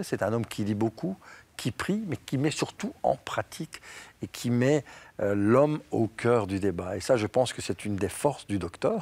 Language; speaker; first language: French; native; French